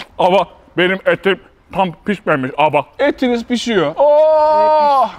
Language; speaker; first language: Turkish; native; Turkish